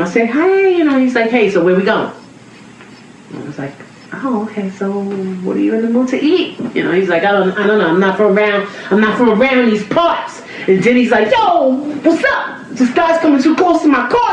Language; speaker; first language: English; native; English